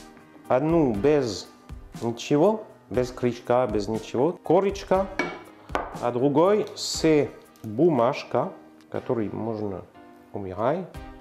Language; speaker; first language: Russian; non-native, learner; French